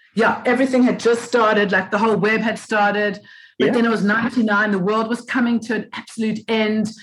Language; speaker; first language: English; native; English